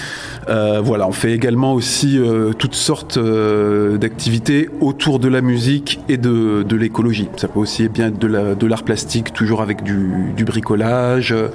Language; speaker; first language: French; native; French